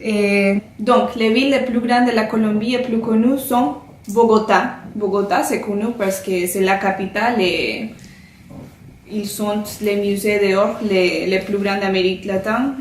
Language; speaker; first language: French; non-native, fluent; Spanish